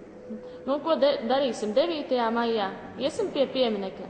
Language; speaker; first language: Latvian; native; Latvian